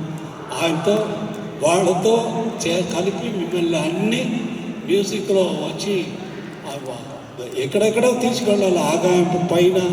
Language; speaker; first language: Telugu; non-native, fluent; Tamil